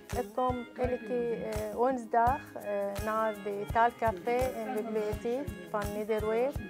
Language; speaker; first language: Dutch; non-native, learner; Arabic